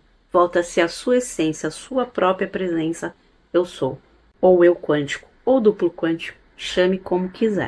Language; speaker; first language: Portuguese; native; Portuguese